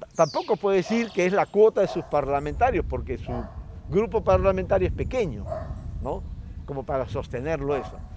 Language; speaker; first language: Spanish; non-native, local second language; Quechua